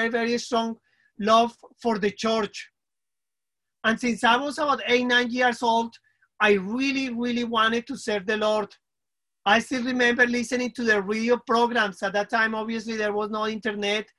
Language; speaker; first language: English; non-native, fluent; Spanish